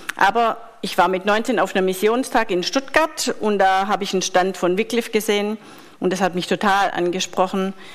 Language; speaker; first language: German; native; German